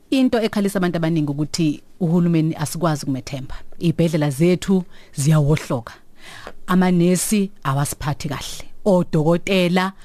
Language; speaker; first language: Zulu; native; Zulu